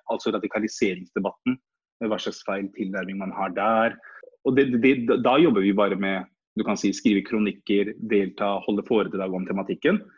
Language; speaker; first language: Norwegian; early bilingual, other home language; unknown